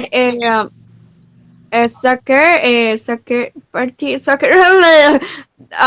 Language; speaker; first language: English; non-native, learner; Spanish